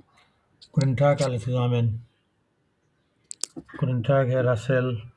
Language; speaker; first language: German; non-native, fluent; Bangla